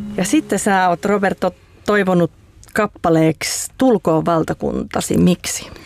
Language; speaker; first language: Finnish; native; Finnish